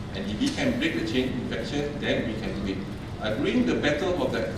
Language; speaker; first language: English; non-native, local second language; Malay